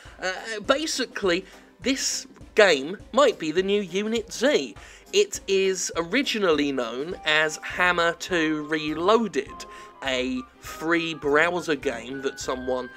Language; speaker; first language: English; native; English